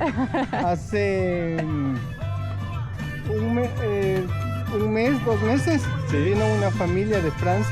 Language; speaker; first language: Spanish; native; Spanish